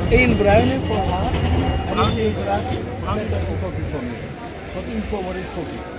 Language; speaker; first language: Dutch; non-native, learner; Turkish